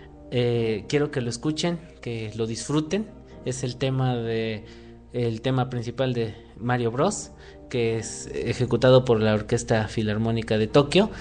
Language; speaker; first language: Spanish; native; Spanish